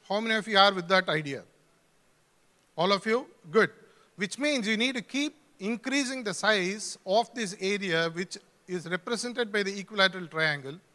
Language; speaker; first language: English; non-native, local second language; Tamil